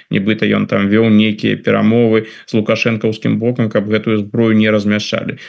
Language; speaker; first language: Belarusian; non-native, local second language; Russian